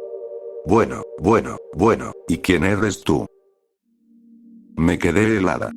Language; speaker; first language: Spanish; native; Spanish